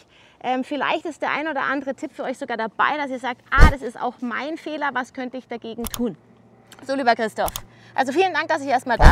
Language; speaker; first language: German; native; German